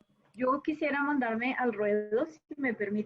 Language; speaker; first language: Spanish; native; Spanish